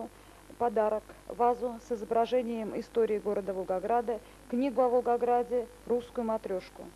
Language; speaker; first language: Russian; native; Russian